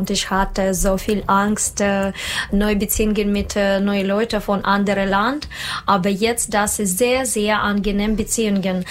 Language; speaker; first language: German; non-native, learner; Russian